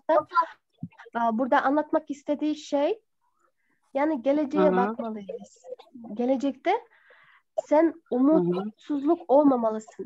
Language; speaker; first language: Turkish; non-native, fluent; Kyrgyz